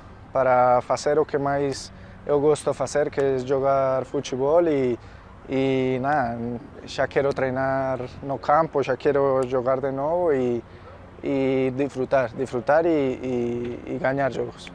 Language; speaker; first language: Portuguese; non-native, learner; Spanish